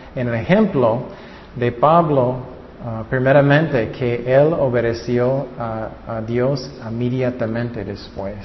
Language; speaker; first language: Spanish; non-native, fluent; English